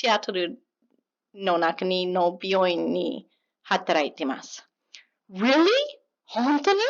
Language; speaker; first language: Japanese; non-native, learner; English